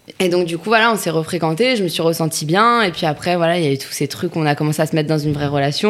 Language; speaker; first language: French; native; French